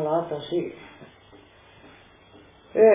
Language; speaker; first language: Italian; non-native, local second language; Slovenian